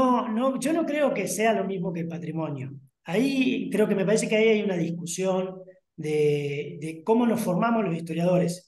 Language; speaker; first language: Spanish; native; Spanish